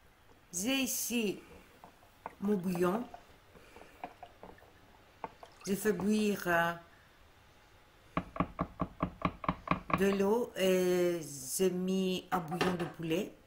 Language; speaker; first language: French; non-native, fluent; Greek